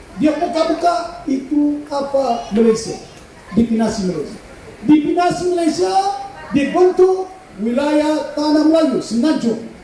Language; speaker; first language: Malay; non-native, local second language; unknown